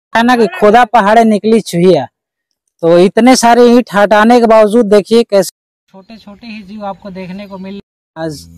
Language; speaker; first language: Hindi; native; Hindi